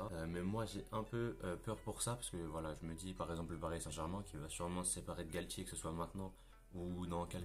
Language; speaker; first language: French; native; French